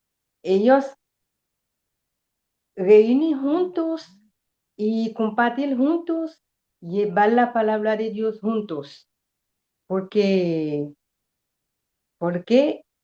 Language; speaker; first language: Spanish; non-native, learner; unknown